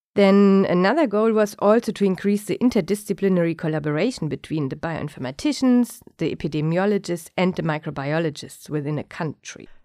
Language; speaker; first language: English; non-native, fluent; German